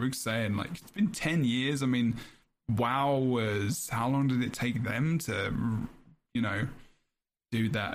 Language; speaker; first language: English; native; English